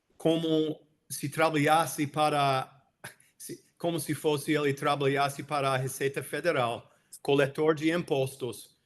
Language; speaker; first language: Portuguese; non-native, fluent; English